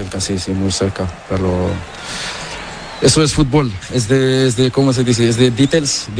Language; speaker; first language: Spanish; non-native, learner; Portuguese